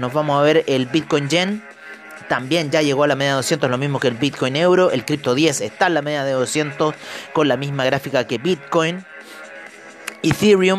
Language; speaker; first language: Spanish; native; Spanish